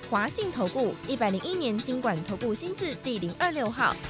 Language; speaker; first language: Chinese; native; Chinese